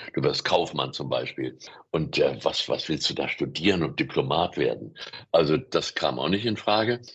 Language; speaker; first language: German; native; German